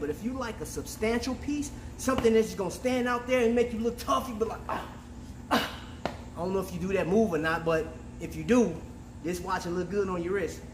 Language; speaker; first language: English; native; English